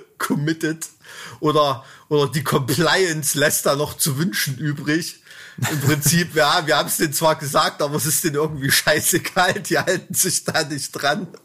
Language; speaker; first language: German; native; German